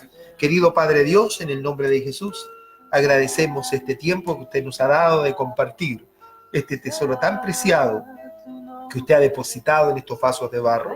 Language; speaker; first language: Spanish; native; Spanish